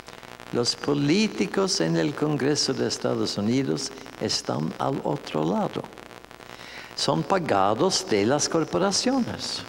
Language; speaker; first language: Spanish; non-native, fluent; Norwegian